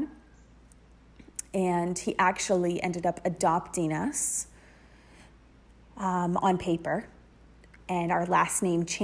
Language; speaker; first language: English; native; English